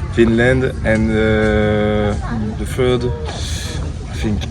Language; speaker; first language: English; non-native, learner; French